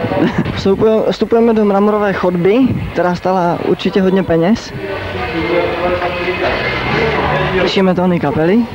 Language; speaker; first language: Czech; native; Czech